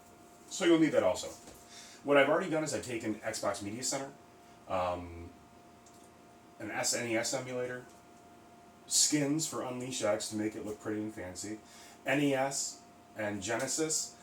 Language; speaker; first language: English; native; English